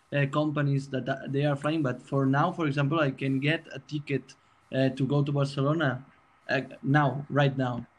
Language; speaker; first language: English; non-native, fluent; Spanish